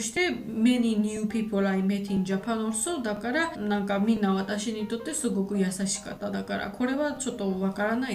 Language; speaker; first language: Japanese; non-native, learner; Georgian